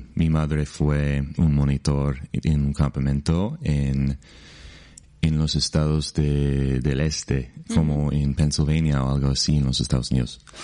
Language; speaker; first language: Spanish; non-native, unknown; English